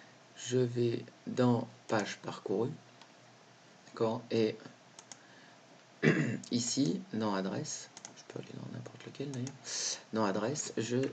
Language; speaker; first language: French; native; French